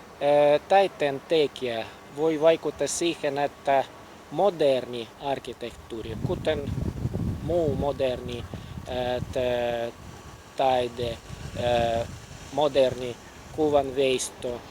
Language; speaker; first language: Finnish; non-native, fluent; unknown